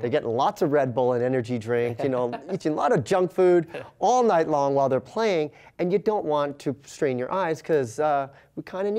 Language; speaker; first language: English; native; English